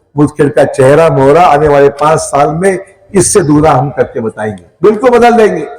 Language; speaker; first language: Hindi; non-native, local second language; Marathi